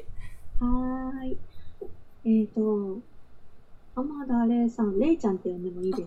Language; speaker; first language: Japanese; native; Japanese